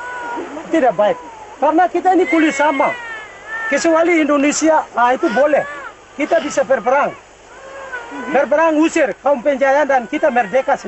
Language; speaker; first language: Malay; non-native, local second language; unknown